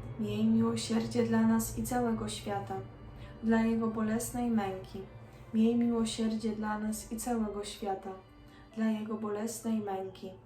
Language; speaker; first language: Polish; native; Polish